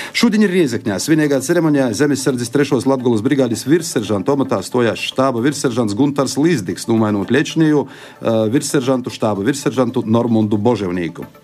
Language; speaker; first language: Latvian; native; Latvian